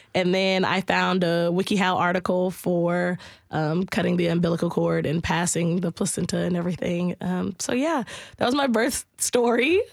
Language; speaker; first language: English; native; English